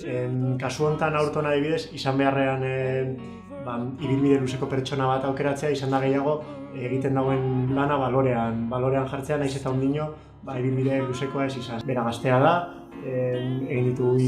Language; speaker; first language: Basque; native; Basque